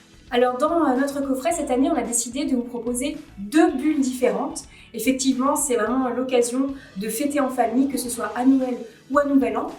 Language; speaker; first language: French; native; French